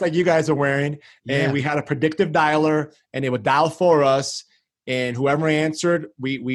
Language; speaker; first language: English; early bilingual, other home language; Greek